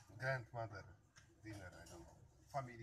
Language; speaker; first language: English; non-native, learner; Polish